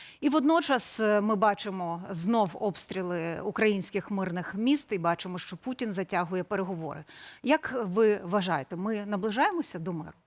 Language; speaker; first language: Ukrainian; native; Ukrainian